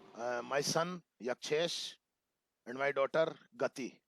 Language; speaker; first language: English; non-native, local second language; Hindi